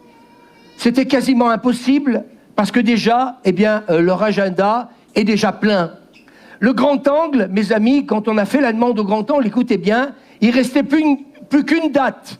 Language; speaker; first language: French; native; French